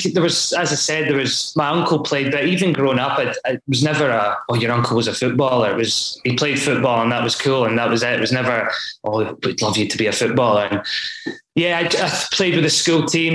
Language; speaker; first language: English; native; English